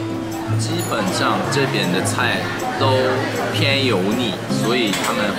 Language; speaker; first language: Chinese; non-native, fluent; Korean